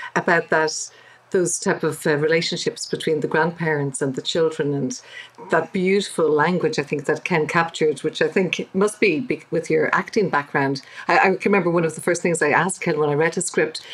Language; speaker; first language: English; native; English